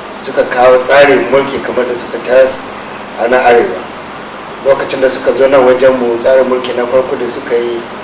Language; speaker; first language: Hausa; non-native, local second language; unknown